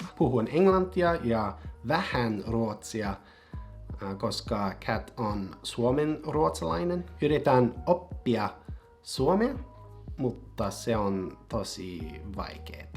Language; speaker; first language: Finnish; non-native, learner; English